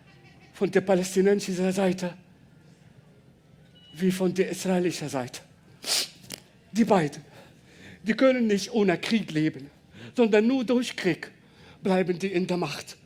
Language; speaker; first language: German; non-native, learner; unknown